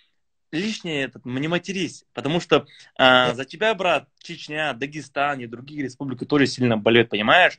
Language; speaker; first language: Russian; native; Russian